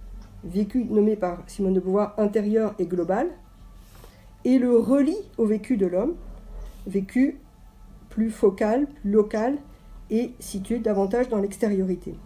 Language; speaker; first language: French; native; French